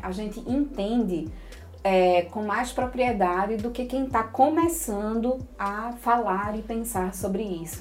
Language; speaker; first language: Portuguese; native; Portuguese